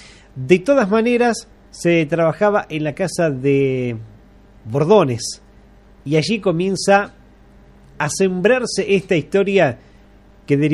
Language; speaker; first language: Spanish; native; Spanish